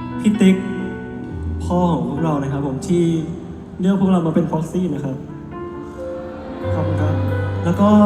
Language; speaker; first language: Thai; native; Thai